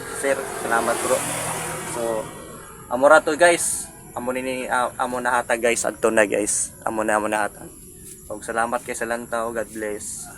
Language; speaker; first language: Cebuano; non-native, local second language; Surigaonon